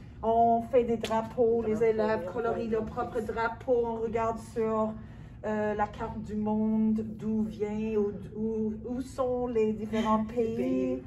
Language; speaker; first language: French; non-native, local second language; English